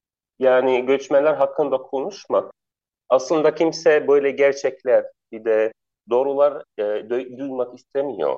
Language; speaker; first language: Turkish; non-native, learner; Arabic